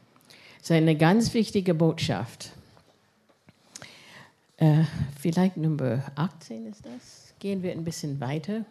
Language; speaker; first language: German; non-native, fluent; English